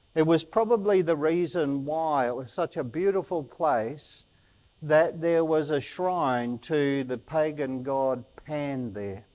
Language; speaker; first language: English; native; English